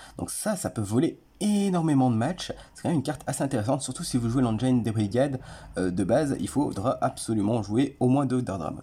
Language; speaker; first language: French; native; French